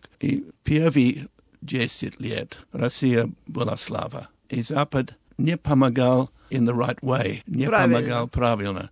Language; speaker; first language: Russian; non-native, learner; English